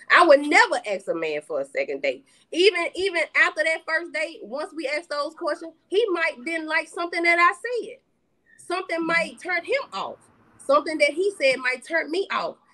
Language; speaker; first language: English; native; English